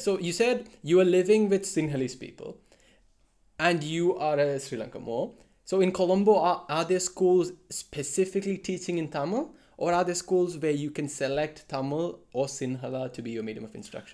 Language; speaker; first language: English; non-native, local second language; Malayalam